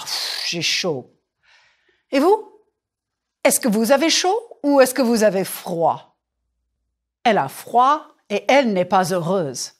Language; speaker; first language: French; non-native, fluent; English